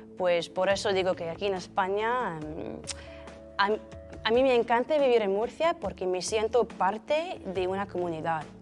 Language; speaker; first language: Spanish; non-native, fluent; English